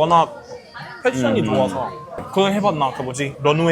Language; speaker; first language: Korean; non-native, fluent; English